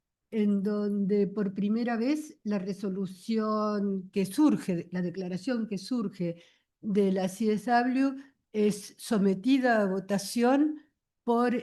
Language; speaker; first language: Spanish; native; Spanish